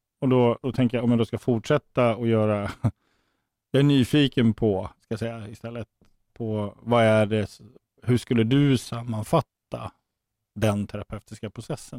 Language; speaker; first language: Swedish; native; Swedish